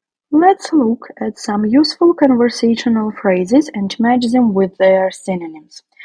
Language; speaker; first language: English; non-native, fluent; Ukrainian